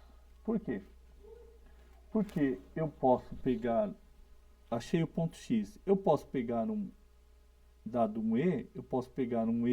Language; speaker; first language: Portuguese; native; Portuguese